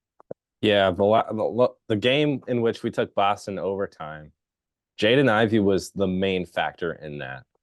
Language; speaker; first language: English; native; English